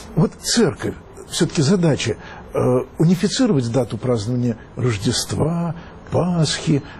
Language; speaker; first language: Russian; native; Russian